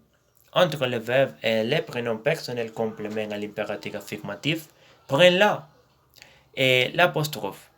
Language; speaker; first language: French; non-native, learner; Spanish